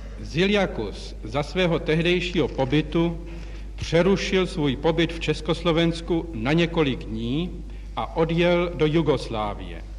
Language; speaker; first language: Czech; native; Czech